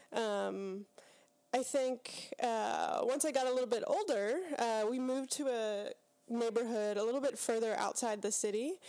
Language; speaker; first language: English; native; English